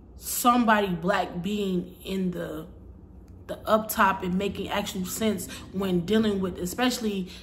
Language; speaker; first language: English; native; English